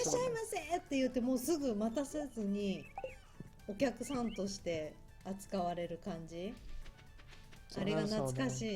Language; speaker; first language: Japanese; native; Japanese